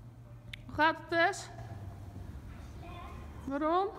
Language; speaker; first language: Dutch; native; Dutch